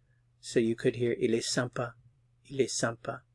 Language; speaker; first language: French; non-native, fluent; English